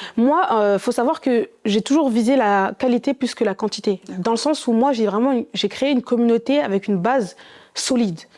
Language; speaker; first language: French; early bilingual, other home language; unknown